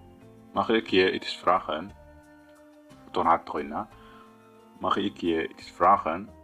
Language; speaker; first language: Dutch; non-native, fluent; Tigrinya